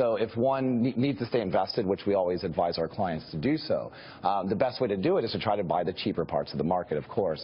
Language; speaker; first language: English; native; English